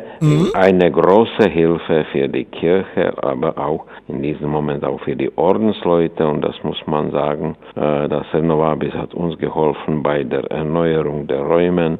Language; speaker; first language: German; non-native, fluent; Czech